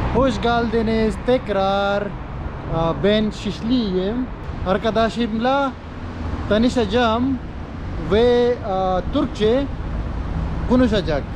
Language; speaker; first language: Turkish; non-native, learner; Urdu